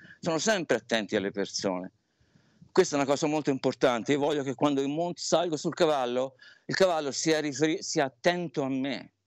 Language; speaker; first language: Italian; native; Italian